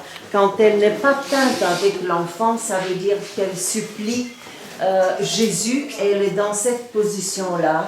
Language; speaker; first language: French; non-native, fluent; Bulgarian